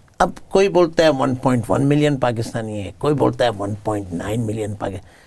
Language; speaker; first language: Urdu; native; Urdu